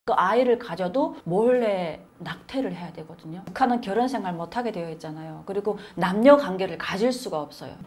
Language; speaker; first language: Korean; native; Korean